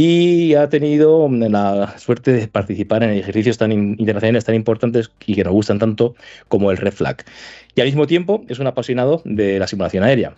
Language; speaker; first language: Spanish; native; Spanish